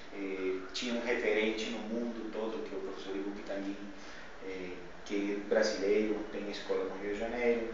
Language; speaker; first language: Portuguese; non-native, fluent; Spanish